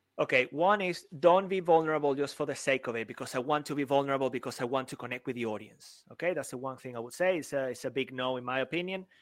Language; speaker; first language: English; non-native, fluent; Spanish